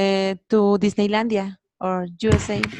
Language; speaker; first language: English; non-native, learner; Spanish